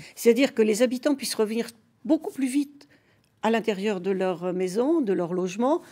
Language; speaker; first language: French; native; French